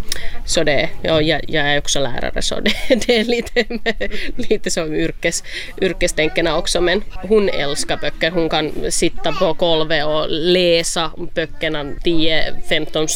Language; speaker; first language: Swedish; non-native, local second language; Finnish